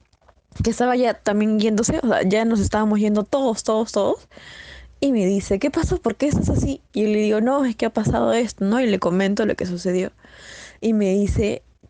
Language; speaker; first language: Spanish; native; Spanish